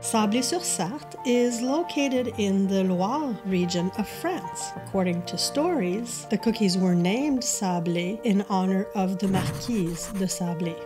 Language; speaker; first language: English; native; English